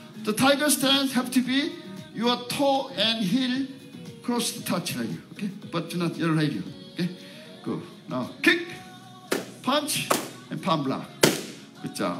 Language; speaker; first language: English; non-native, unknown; Korean